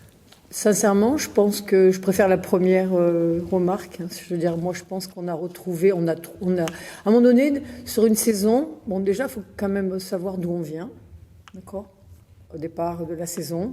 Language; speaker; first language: French; native; French